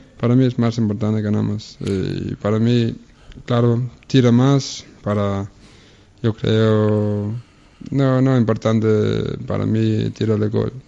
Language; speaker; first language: Spanish; non-native, learner; Danish